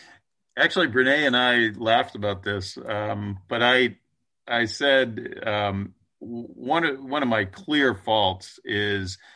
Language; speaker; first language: English; native; English